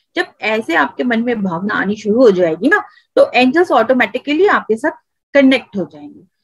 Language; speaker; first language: Hindi; native; Hindi